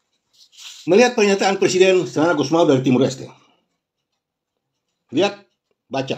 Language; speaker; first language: Indonesian; native; Indonesian